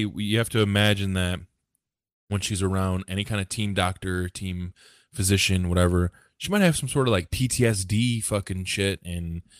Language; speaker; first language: English; early bilingual, other home language; Japanese